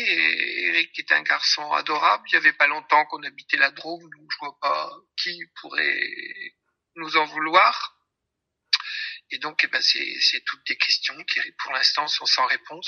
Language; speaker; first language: French; native; French